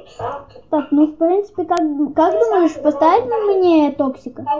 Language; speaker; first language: Russian; native; Russian